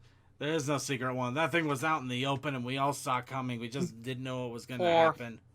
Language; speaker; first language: English; native; English